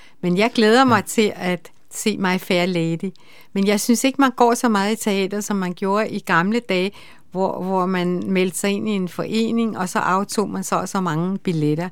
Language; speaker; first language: Danish; native; Danish